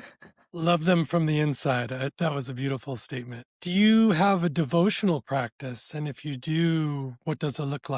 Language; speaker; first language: English; native; English